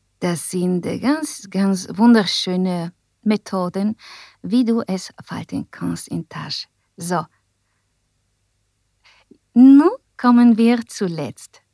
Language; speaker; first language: German; non-native, learner; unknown